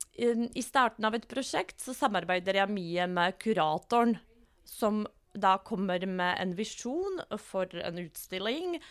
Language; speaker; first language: Norwegian; non-native, fluent; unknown